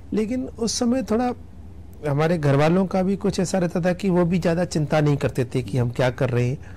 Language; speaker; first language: Hindi; native; Hindi